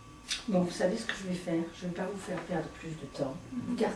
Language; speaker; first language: French; native; French